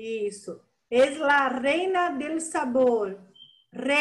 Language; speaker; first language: Spanish; non-native, fluent; Portuguese